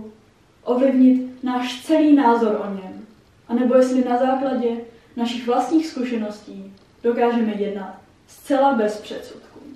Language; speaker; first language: Czech; early bilingual, heritage; Czech